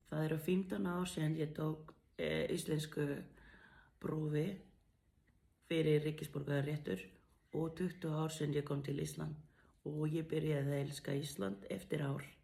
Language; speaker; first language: Icelandic; non-native, fluent; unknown